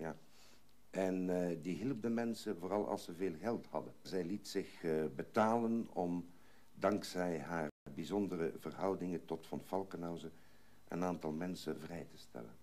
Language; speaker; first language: Dutch; native; Dutch